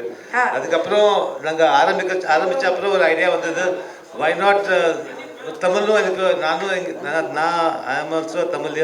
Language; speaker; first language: Tamil; early bilingual, heritage; Tamil